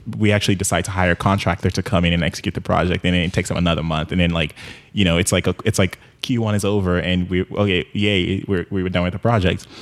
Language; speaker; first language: English; non-native, local second language; Yoruba